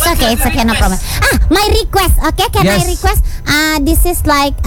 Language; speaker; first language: English; non-native, learner; Indonesian